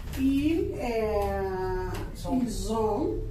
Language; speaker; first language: French; non-native, learner; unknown